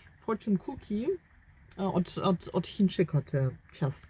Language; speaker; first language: Polish; early bilingual, heritage; German